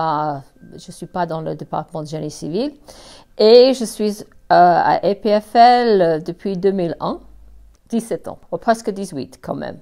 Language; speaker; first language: French; non-native, fluent; English